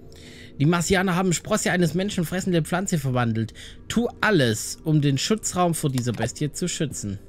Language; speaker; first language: German; native; German